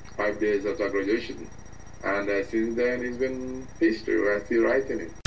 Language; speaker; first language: English; non-native, local second language; Igbo